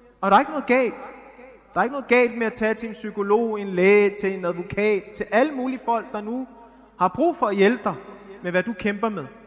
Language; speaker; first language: Danish; early bilingual, other home language; Arabic